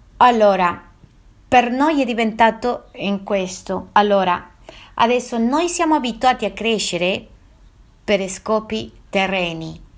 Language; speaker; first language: Italian; non-native, fluent; Spanish